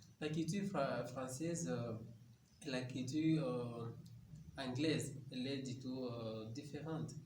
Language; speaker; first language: French; non-native, local second language; Swahili